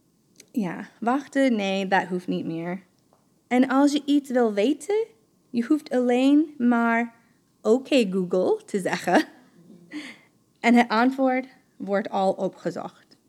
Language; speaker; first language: Dutch; non-native, fluent; English